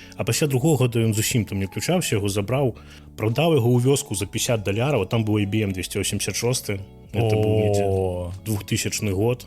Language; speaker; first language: Belarusian; non-native, local second language; Russian